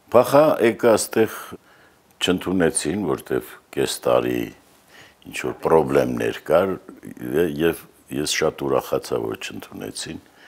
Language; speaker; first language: Armenian; native; Armenian